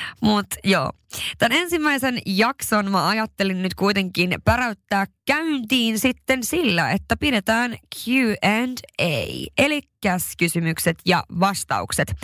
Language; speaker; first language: Finnish; early bilingual, heritage; Finnish